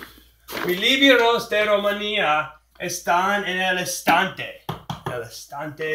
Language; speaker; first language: Spanish; non-native, learner; English